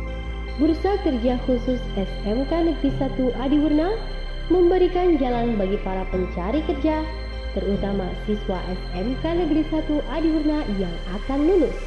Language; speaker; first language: Indonesian; native; Indonesian